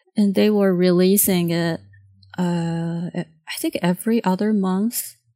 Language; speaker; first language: English; non-native, fluent; Japanese